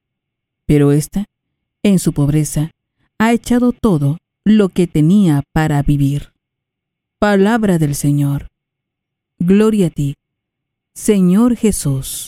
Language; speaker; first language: Spanish; native; Spanish